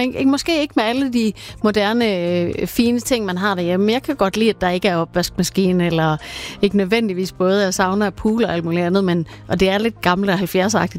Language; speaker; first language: Danish; native; Danish